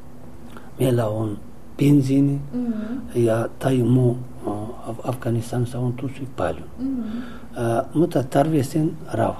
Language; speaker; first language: Finnish; non-native, learner; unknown